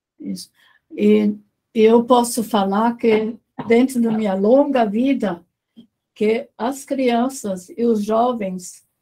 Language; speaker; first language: Portuguese; non-native, fluent; German